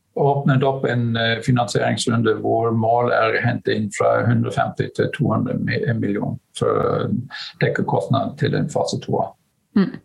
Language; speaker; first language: Norwegian; non-native, fluent; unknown